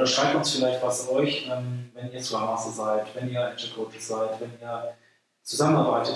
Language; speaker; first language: German; native; German